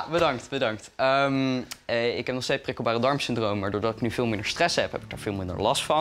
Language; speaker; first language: Dutch; native; Dutch